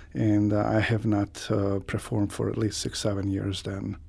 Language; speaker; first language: English; non-native, fluent; Croatian